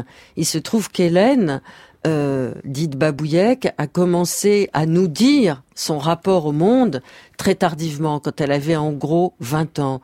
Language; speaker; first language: French; native; French